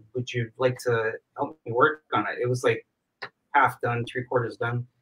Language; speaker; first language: English; native; English